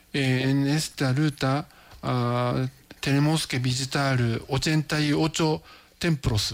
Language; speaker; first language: Spanish; non-native, learner; Japanese